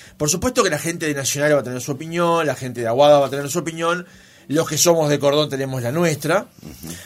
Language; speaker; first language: Spanish; native; Spanish